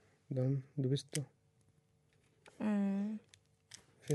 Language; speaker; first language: German; non-native, learner; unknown